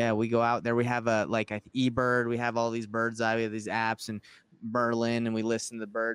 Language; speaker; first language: English; native; English